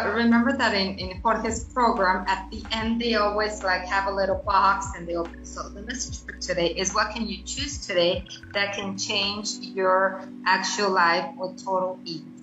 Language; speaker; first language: English; non-native, fluent; Spanish